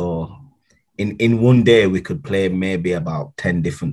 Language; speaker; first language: English; native; English